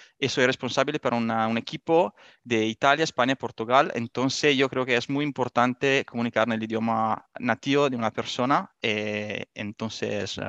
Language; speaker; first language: Spanish; non-native, learner; Italian